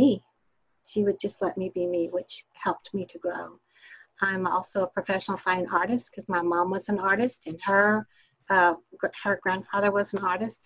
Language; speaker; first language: English; native; English